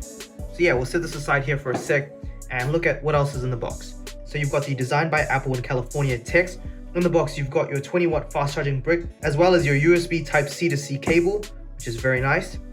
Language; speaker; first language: English; native; English